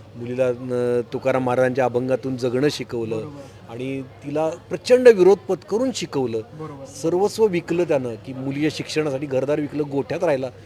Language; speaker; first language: Marathi; native; Marathi